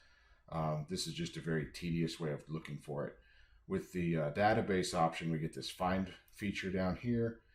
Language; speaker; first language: English; native; English